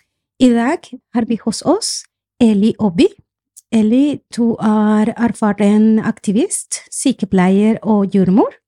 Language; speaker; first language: Norwegian; non-native, fluent; Spanish